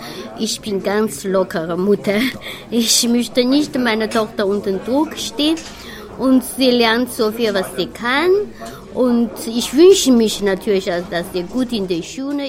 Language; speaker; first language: German; non-native, learner; Chinese